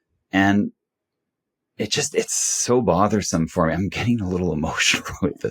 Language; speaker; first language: English; native; English